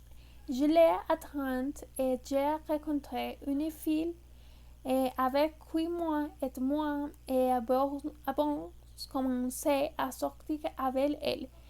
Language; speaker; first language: French; non-native, learner; Spanish